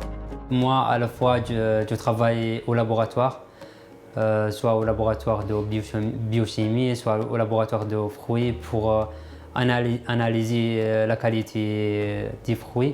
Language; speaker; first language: French; non-native, fluent; Arabic